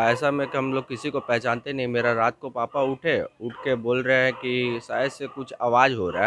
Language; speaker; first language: Hindi; non-native, local second language; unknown